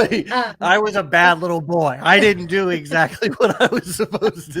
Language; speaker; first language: English; native; English